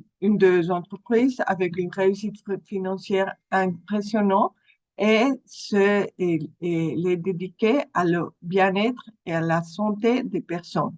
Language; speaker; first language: French; non-native, fluent; Spanish